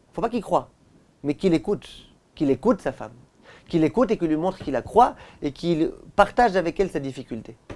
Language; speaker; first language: French; native; French